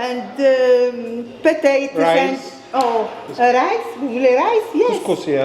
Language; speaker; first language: English; non-native, learner; Arabic